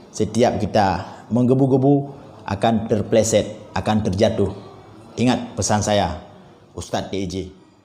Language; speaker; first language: Indonesian; non-native, local second language; Achinese